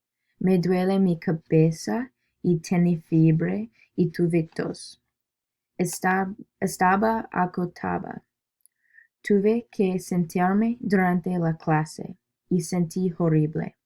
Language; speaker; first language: Spanish; non-native, learner; English